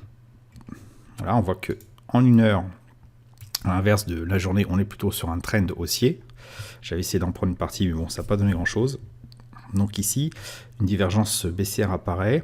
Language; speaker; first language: French; native; French